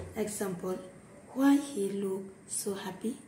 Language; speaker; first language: English; non-native, local second language; Bangla